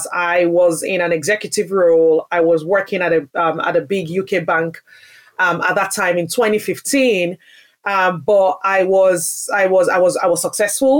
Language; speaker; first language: English; non-native, local second language; Yoruba